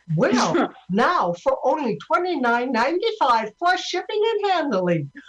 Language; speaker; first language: English; native; English